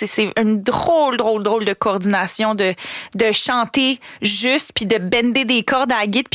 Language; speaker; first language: French; native; French